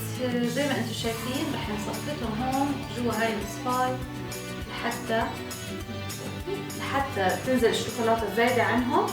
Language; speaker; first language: Arabic; native; Arabic